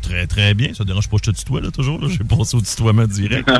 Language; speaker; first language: French; native; French